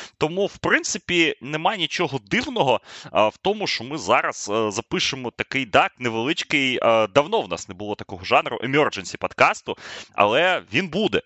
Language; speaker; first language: Ukrainian; native; Ukrainian